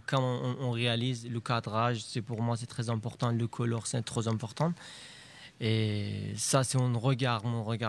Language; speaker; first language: French; non-native, learner; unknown